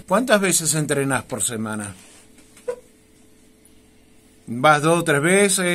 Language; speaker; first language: Spanish; native; Spanish